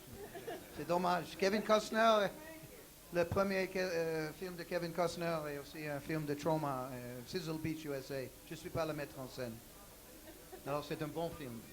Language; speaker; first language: French; non-native, learner; English